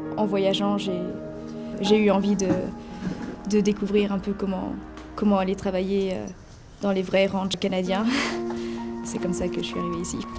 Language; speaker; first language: French; native; French